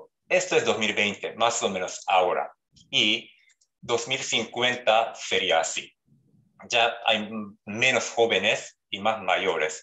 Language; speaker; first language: Spanish; non-native, fluent; Japanese